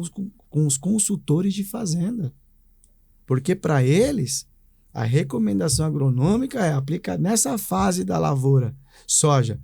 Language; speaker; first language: Portuguese; native; Portuguese